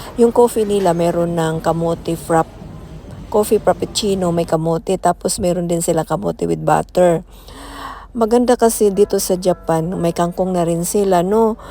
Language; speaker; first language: Filipino; non-native, local second language; Cebuano